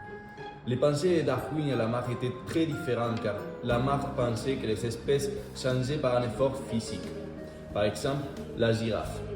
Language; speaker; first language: French; non-native, fluent; Spanish